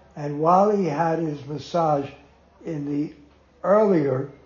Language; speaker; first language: English; native; English